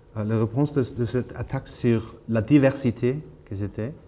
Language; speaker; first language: French; non-native, learner; Norwegian